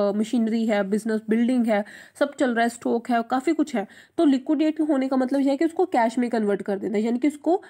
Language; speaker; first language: Hindi; non-native, local second language; Punjabi